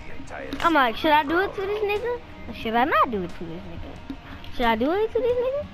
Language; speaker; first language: English; native; English